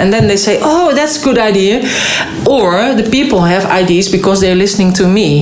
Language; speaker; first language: English; non-native, fluent; Dutch